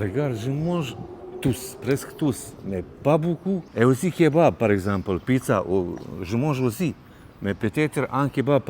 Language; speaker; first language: French; non-native, learner; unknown